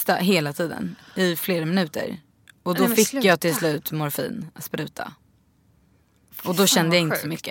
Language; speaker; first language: Swedish; native; Swedish